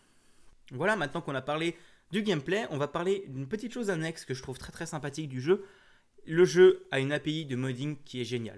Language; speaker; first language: French; native; French